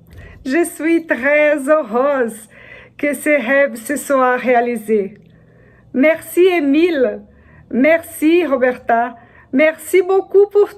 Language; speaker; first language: French; non-native, learner; Portuguese